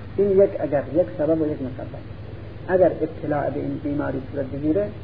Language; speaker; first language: Persian; non-native, local second language; Central Kurdish